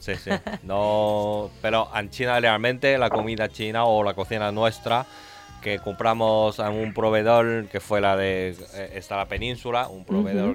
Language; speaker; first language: Spanish; non-native, learner; Chinese